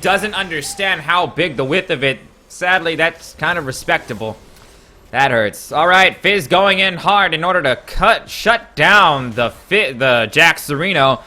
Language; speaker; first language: English; native; English